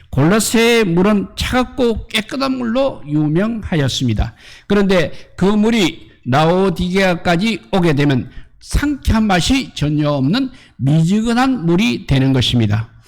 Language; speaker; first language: Korean; native; Korean